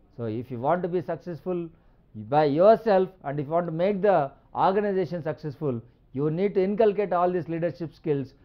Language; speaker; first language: English; non-native, local second language; Telugu